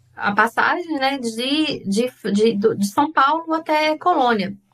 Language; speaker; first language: Portuguese; native; Portuguese